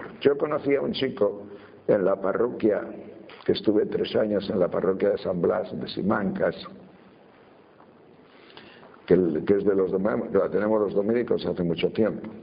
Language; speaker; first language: Spanish; native; Spanish